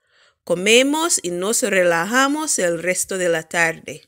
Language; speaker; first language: Spanish; non-native, fluent; English